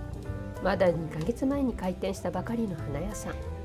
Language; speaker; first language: Japanese; native; Japanese